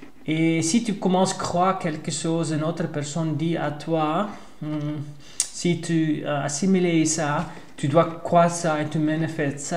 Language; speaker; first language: French; non-native, learner; Dutch